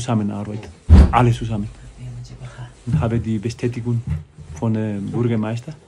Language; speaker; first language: German; non-native, learner; Spanish